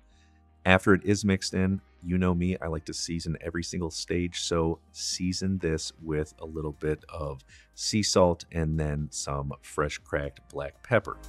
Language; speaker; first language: English; native; English